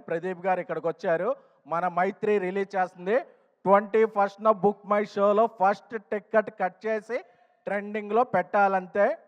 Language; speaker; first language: Telugu; native; Telugu